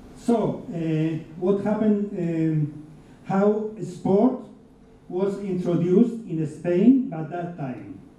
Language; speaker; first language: English; non-native, fluent; Spanish